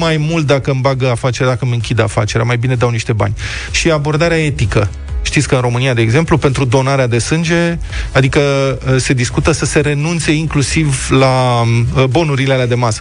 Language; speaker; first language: Romanian; native; Romanian